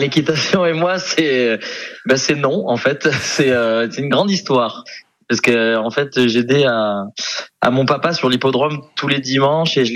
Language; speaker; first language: French; native; French